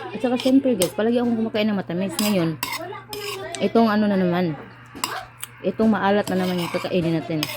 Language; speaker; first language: Filipino; non-native, local second language; Cebuano